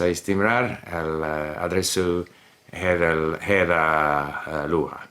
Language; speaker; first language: Arabic; non-native, learner; English